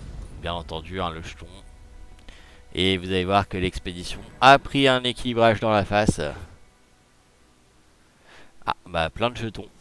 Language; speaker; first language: French; native; French